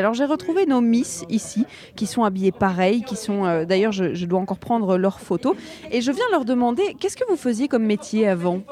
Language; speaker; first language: French; native; French